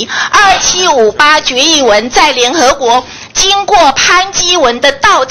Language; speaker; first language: Chinese; native; Chinese